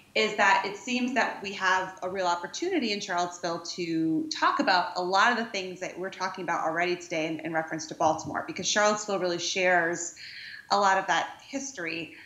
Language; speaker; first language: English; native; English